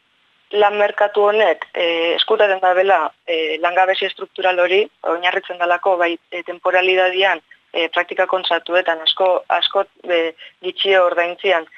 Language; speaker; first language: Basque; native; Basque